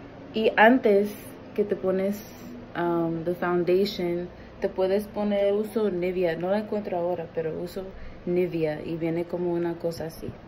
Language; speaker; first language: Spanish; early bilingual, heritage; Spanish